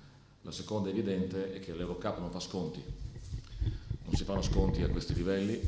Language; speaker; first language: Italian; native; Italian